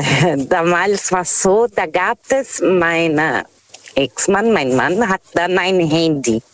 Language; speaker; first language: German; non-native, fluent; Portuguese